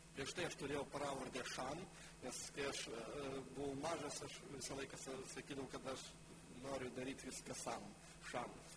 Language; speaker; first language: Lithuanian; non-native, local second language; Polish